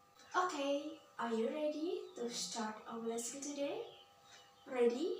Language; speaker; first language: English; non-native, learner; Indonesian